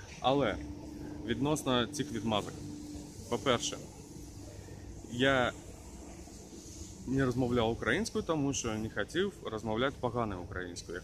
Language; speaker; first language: Ukrainian; non-native, local second language; Russian